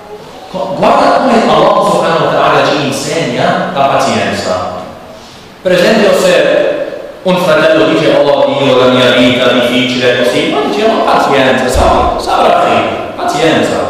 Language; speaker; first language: Italian; non-native, learner; English